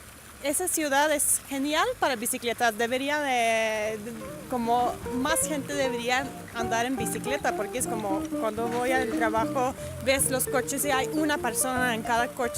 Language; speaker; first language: Spanish; non-native, fluent; Norwegian